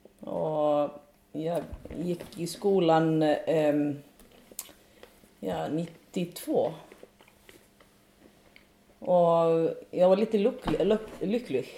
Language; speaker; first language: Swedish; non-native, fluent; Icelandic